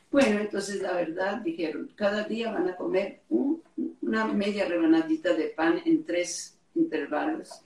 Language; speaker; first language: Spanish; non-native, fluent; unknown